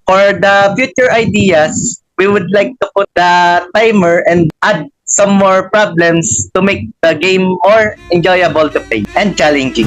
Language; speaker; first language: English; non-native, local second language; Filipino